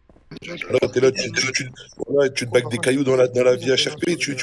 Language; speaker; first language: French; native; French